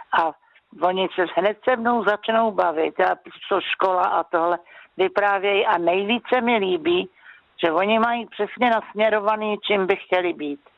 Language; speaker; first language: Czech; native; Czech